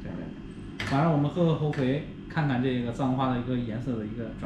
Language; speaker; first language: Chinese; native; Chinese